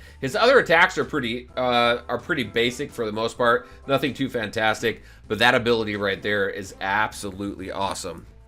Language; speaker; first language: English; native; English